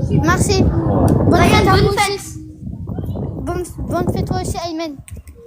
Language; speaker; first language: French; early bilingual, other home language; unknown